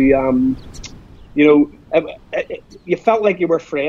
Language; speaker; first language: English; native; English